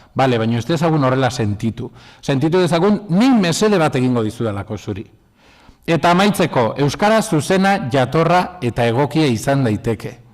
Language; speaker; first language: Basque; non-native, local second language; Spanish